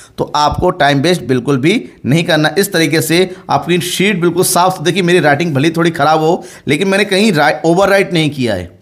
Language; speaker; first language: Hindi; native; Hindi